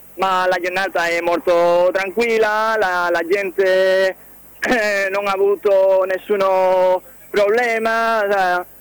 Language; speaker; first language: Italian; non-native, learner; Spanish